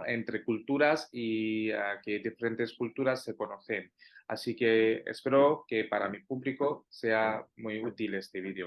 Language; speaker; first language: Spanish; non-native, fluent; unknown